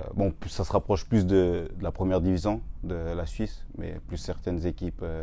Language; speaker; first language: French; native; French